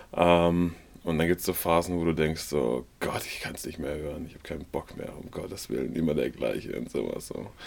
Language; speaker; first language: German; native; German